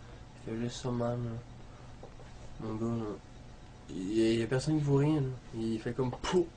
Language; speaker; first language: French; native; French